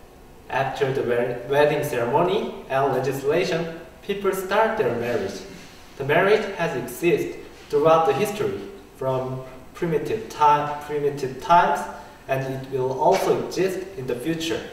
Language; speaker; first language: English; non-native, learner; Korean